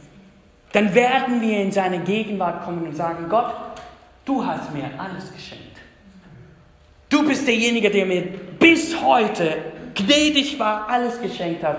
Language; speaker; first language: German; non-native, fluent; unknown